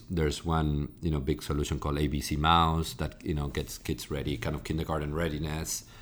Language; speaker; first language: English; non-native, fluent; Spanish